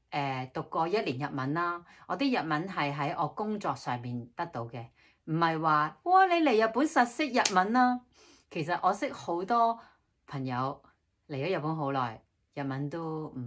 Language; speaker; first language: Cantonese; native; Cantonese